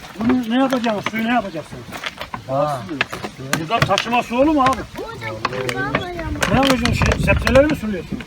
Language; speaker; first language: Turkish; native; Turkish